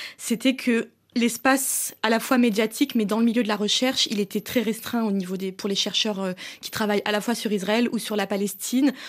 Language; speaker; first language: French; native; French